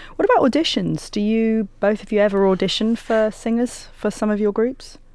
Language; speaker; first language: English; native; English